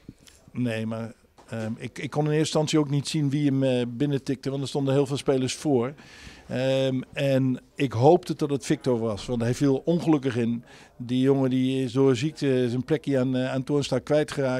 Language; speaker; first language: Dutch; native; Dutch